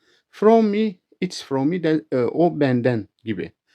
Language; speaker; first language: English; non-native, learner; Turkish